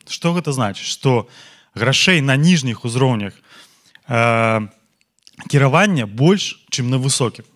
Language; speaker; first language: Belarusian; non-native, local second language; Russian